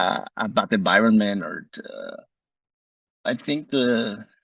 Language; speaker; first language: English; non-native, learner; Spanish